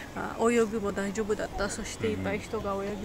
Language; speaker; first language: Japanese; non-native, learner; Georgian